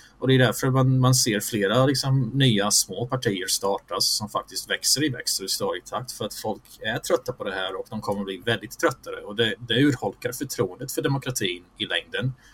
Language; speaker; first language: Swedish; early bilingual, other home language; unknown